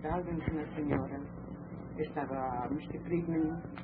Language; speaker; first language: Spanish; native; Spanish